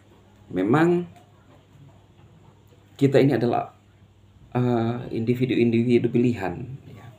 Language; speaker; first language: Indonesian; native; Indonesian